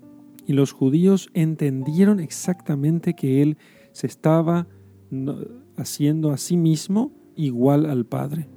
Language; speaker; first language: Spanish; native; Spanish